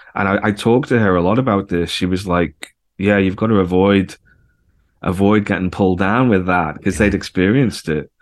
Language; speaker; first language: English; native; English